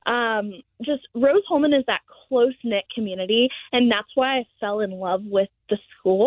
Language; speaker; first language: English; native; English